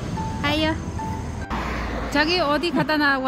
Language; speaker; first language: Korean; non-native, learner; Vietnamese